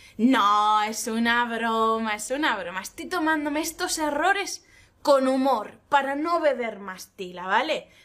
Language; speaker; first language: Spanish; native; Spanish